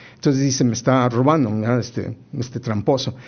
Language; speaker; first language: Spanish; native; Spanish